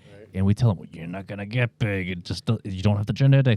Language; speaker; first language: English; native; English